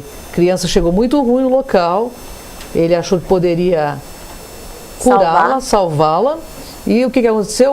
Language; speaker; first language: Portuguese; native; Portuguese